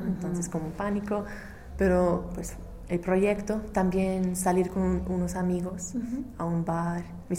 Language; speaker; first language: Spanish; non-native, fluent; English